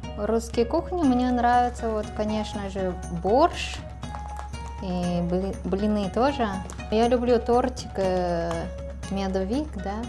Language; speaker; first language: Russian; non-native, fluent; Japanese